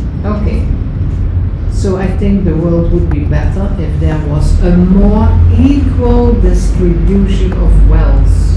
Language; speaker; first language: English; non-native, fluent; Dutch